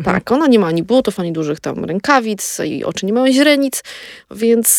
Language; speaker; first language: Polish; native; Polish